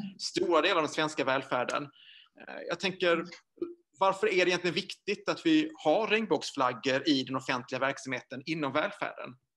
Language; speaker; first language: Swedish; native; Swedish